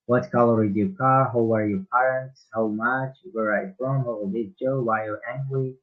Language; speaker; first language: English; non-native, learner; Uzbek